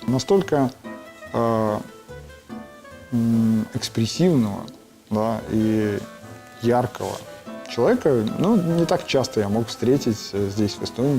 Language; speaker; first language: Russian; native; Russian